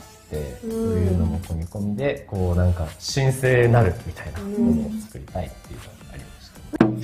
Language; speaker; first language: Japanese; native; Japanese